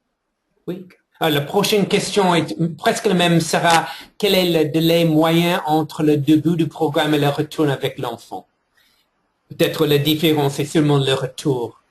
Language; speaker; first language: French; non-native, fluent; English